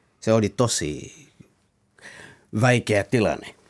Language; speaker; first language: Finnish; non-native, fluent; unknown